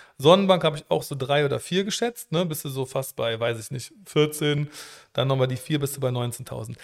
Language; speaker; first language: German; native; German